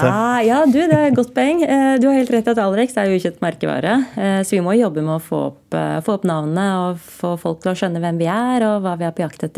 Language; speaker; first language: Norwegian; native; Norwegian